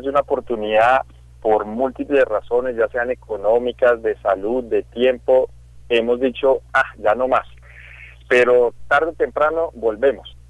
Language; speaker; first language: Spanish; native; Spanish